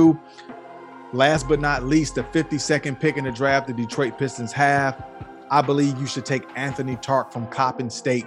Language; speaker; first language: English; native; English